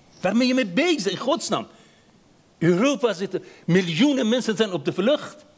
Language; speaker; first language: Dutch; non-native, fluent; Persian